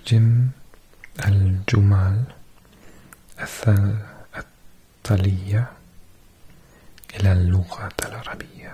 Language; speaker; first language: Arabic; non-native, learner; English